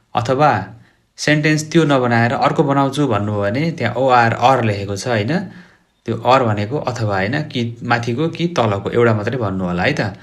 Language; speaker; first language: Nepali; native; Nepali